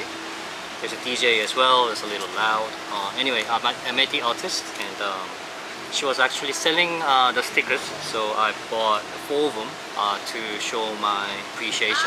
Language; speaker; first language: English; non-native, fluent; Korean